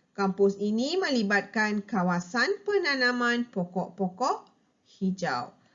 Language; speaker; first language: Malay; non-native, local second language; Tamil